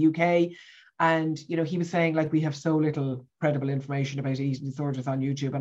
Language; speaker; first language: English; native; English